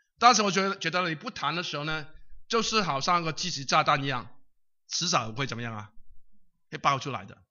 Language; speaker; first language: Chinese; non-native, local second language; Cantonese